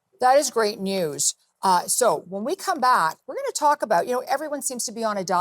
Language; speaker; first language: English; native; English